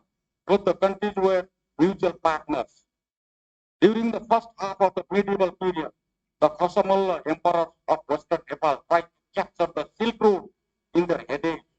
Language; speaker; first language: English; non-native, fluent; Nepali